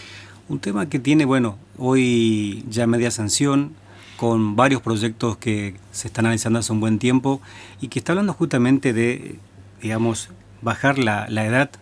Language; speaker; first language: Spanish; native; Spanish